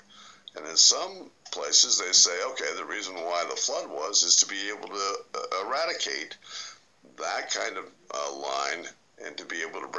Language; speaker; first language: English; native; English